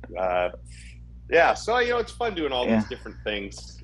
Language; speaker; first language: English; native; English